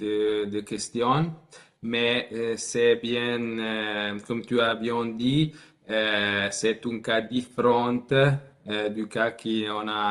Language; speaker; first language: French; non-native, learner; Italian